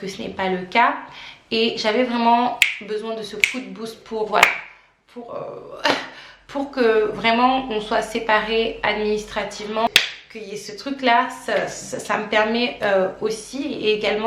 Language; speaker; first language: French; native; French